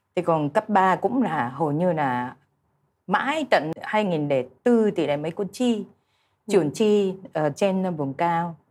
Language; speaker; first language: Vietnamese; non-native, fluent; Japanese